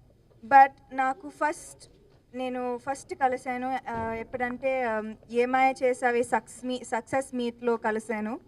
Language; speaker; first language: Telugu; non-native, local second language; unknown